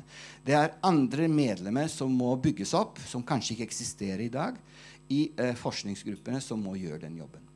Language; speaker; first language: Norwegian; non-native, fluent; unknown